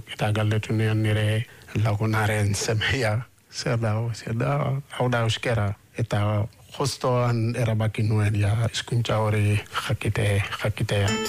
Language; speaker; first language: Basque; non-native, fluent; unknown